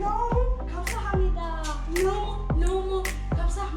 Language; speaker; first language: Korean; non-native, learner; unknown